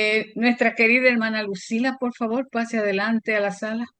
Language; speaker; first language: Spanish; native; Spanish